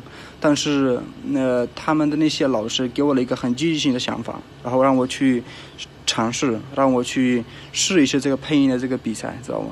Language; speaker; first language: Chinese; non-native, fluent; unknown